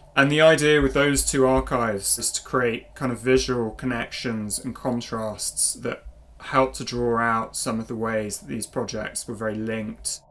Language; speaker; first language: English; native; English